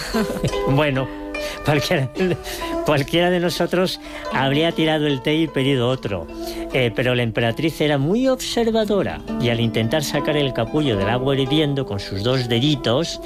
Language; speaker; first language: Spanish; native; Spanish